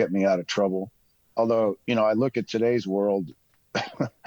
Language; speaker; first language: English; native; English